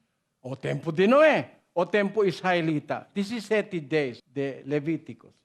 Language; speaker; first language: Portuguese; non-native, learner; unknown